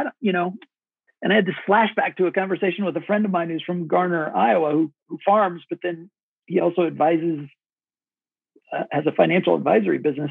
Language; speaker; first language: English; native; English